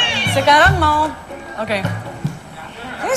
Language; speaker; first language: Indonesian; non-native, learner; Russian